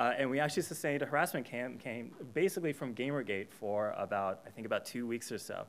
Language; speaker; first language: English; native; English